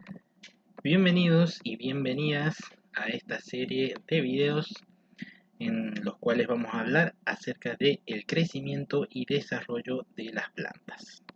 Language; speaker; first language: Spanish; native; Spanish